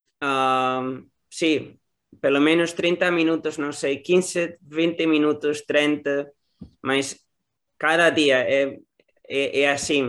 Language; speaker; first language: Portuguese; non-native, learner; Spanish